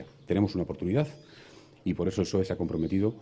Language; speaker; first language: Spanish; native; Spanish